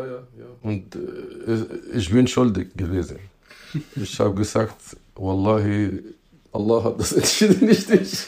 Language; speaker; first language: German; non-native, fluent; Arabic